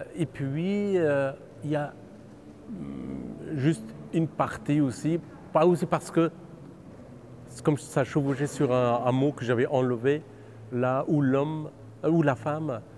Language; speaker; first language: French; non-native, fluent; Persian